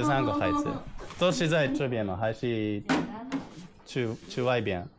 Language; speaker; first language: Chinese; non-native, learner; Japanese